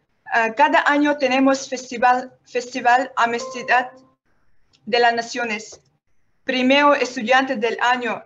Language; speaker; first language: Spanish; non-native, learner; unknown